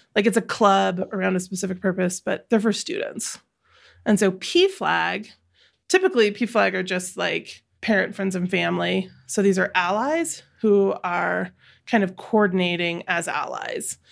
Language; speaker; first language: English; native; English